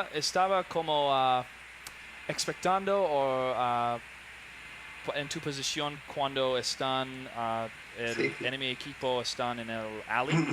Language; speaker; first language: Spanish; non-native, learner; English